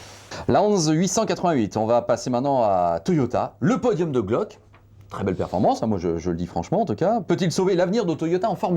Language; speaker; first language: French; native; French